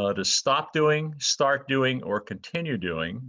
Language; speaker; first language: English; native; English